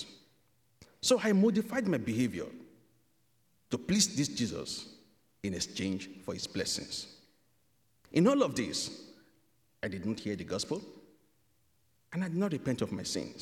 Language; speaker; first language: English; non-native, local second language; Yoruba